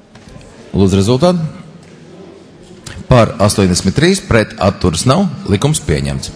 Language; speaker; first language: Latvian; native; Latvian